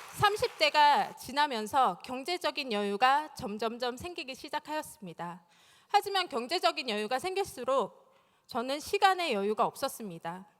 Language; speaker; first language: Korean; native; Korean